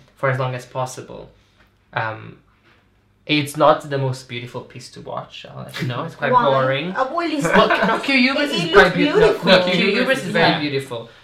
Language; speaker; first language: English; non-native, fluent; Portuguese